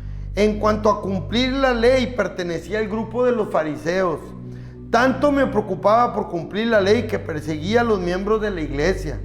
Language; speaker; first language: Spanish; native; Spanish